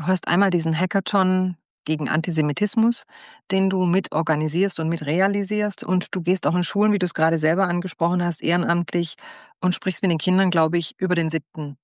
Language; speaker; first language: German; native; German